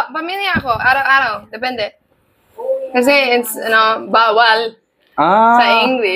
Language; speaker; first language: Filipino; non-native, learner; English